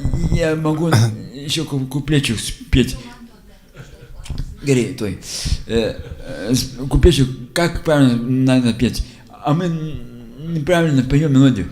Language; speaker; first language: Russian; non-native, local second language; Lithuanian